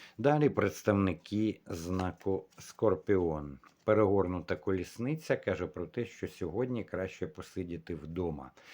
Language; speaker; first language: Ukrainian; non-native, local second language; Russian